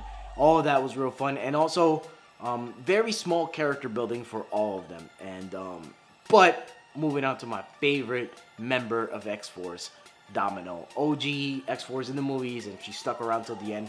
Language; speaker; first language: English; native; English